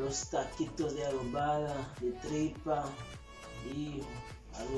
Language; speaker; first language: Spanish; non-native, fluent; Haitian Creole